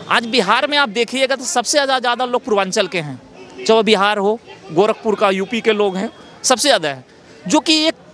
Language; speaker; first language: Hindi; native; Hindi